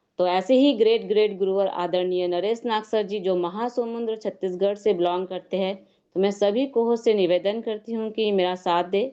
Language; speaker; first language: Hindi; native; Hindi